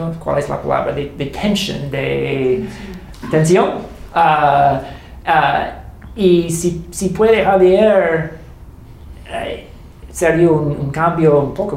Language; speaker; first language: Spanish; non-native, fluent; English